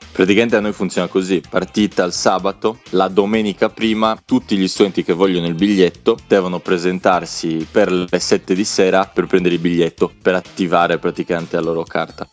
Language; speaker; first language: Italian; native; Italian